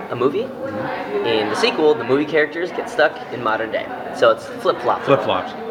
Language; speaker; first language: English; native; English